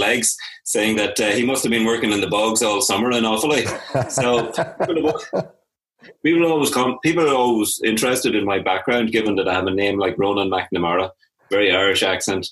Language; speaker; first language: English; native; English